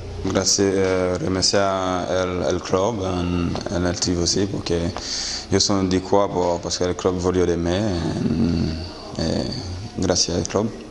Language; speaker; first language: Italian; non-native, learner; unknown